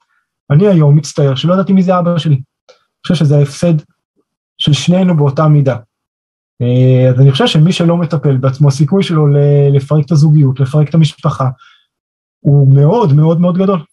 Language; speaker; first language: Hebrew; native; Hebrew